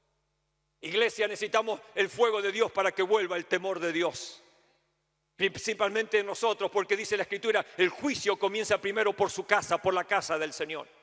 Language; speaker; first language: Spanish; native; Spanish